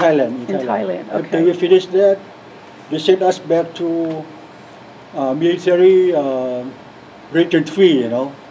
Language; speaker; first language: English; non-native, learner; Lao